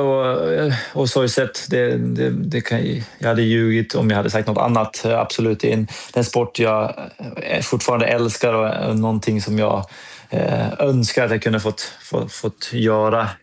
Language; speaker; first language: Swedish; native; Swedish